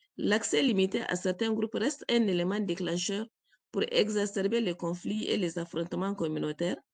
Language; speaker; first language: French; native; French